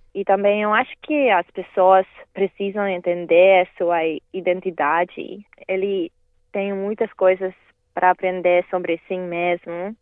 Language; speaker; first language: Portuguese; non-native, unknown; Russian